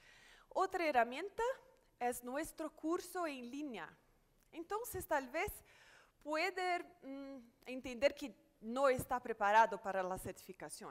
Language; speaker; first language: Spanish; non-native, fluent; Portuguese